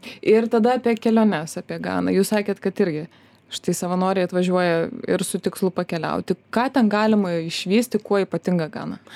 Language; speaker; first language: Lithuanian; native; Lithuanian